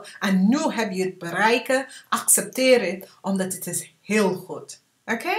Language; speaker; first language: Dutch; early bilingual, heritage; English